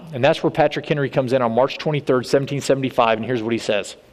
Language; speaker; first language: English; native; English